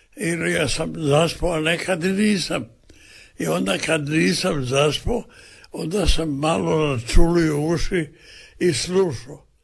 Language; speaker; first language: Serbian; native; Serbian